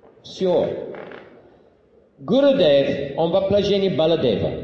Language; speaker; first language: Russian; non-native, fluent; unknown